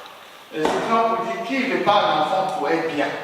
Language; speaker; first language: French; non-native, learner; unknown